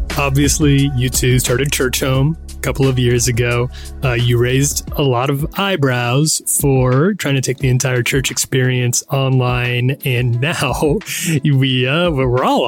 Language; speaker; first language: English; native; English